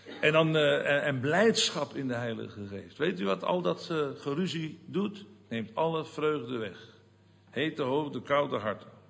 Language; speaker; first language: Dutch; native; Dutch